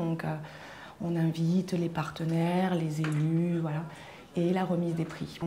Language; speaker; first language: French; native; French